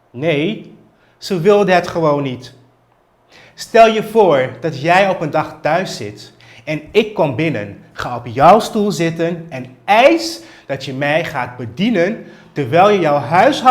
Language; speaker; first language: Dutch; native; Dutch